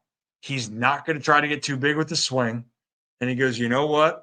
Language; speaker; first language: English; native; English